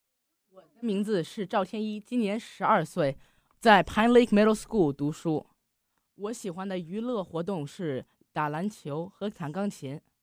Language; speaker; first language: Chinese; early bilingual, heritage; Chinese